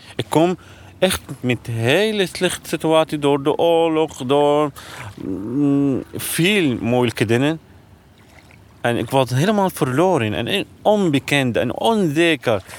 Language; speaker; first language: Dutch; non-native, learner; Arabic